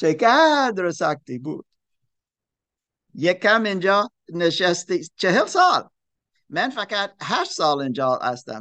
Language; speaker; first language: Persian; non-native, fluent; German